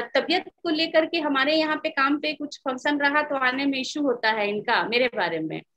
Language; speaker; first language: Hindi; native; Hindi